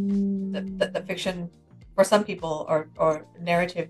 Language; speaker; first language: English; native; English